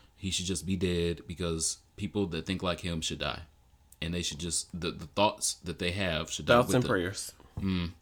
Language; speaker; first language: English; native; English